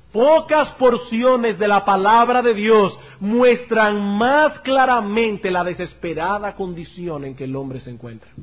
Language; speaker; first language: Spanish; native; Spanish